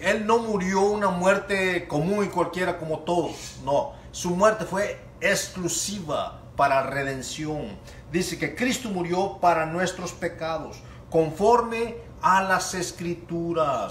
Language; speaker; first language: Spanish; native; Spanish